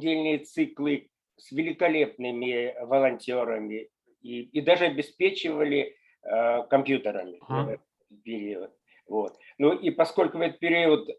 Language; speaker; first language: Russian; native; Russian